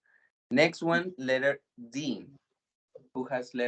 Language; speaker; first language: English; non-native, fluent; Spanish